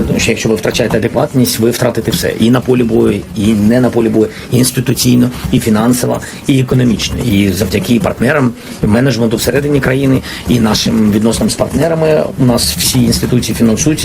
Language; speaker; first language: Ukrainian; non-native, local second language; Russian